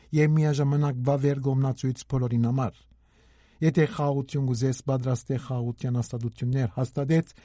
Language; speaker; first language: Armenian; native; Armenian